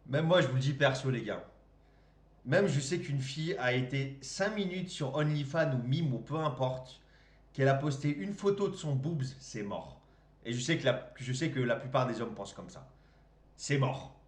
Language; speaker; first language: French; native; French